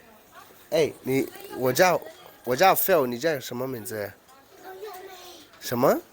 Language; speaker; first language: Chinese; non-native, learner; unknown